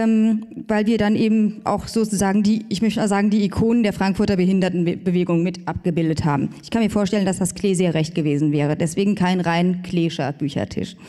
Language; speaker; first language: German; native; German